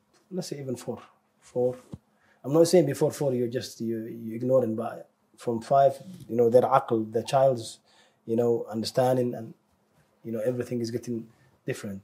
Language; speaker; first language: English; non-native, fluent; Somali